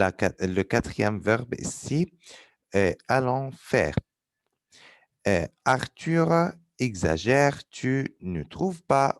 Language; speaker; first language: French; non-native, fluent; Arabic